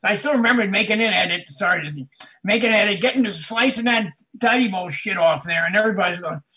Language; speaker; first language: English; native; English